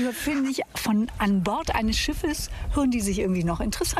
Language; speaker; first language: German; native; German